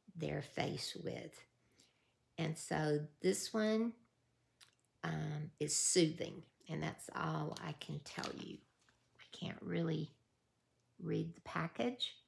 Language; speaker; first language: English; native; English